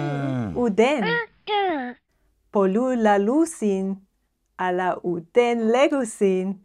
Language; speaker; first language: Greek; non-native, fluent; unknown